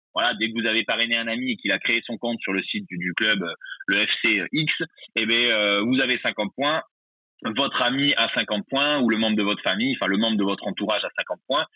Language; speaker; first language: French; native; French